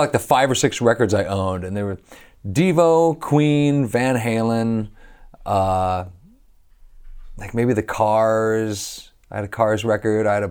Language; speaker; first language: English; native; English